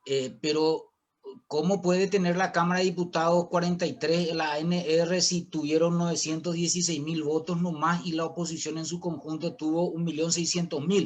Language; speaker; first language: Spanish; native; Spanish